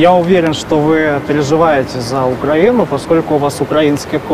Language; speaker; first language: Russian; native; Russian